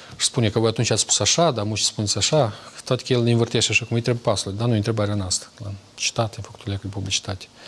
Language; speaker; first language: Romanian; native; Romanian